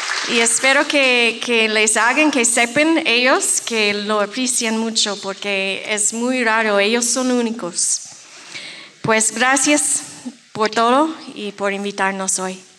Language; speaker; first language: Spanish; non-native, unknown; English